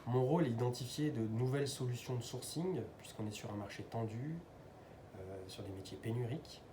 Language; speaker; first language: French; native; French